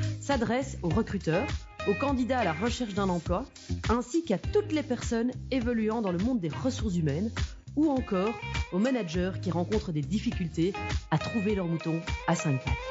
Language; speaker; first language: French; native; French